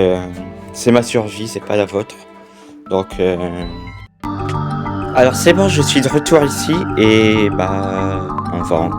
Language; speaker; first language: French; native; French